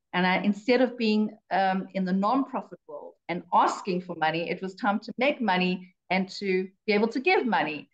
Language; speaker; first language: English; native; English